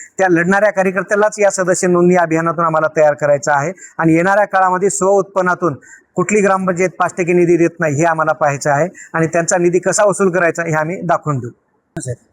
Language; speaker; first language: Marathi; native; Marathi